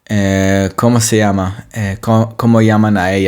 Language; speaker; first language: Spanish; non-native, fluent; Hebrew